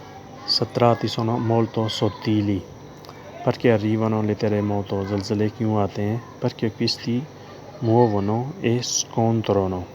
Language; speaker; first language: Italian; non-native, learner; Urdu